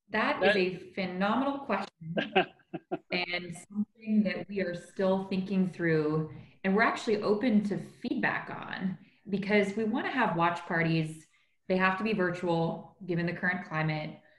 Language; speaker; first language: English; native; English